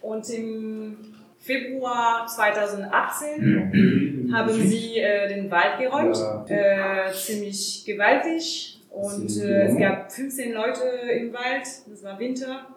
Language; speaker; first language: German; non-native, learner; French